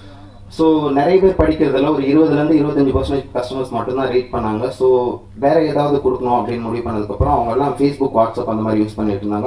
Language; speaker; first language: Tamil; native; Tamil